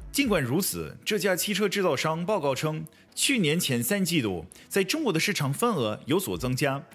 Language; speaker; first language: Chinese; non-native, fluent; English